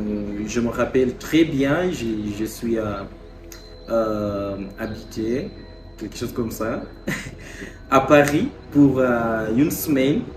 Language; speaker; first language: French; non-native, fluent; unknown